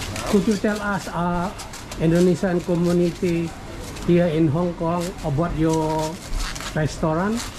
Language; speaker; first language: English; non-native, learner; Indonesian